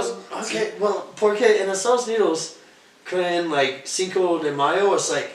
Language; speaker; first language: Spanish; non-native, learner; English